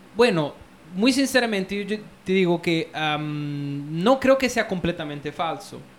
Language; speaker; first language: Spanish; non-native, fluent; Italian